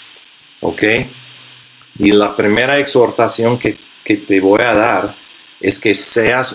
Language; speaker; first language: Spanish; non-native, fluent; English